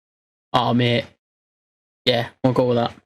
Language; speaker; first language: English; native; English